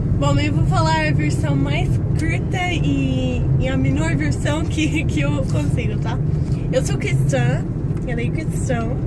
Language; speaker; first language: Portuguese; non-native, learner; English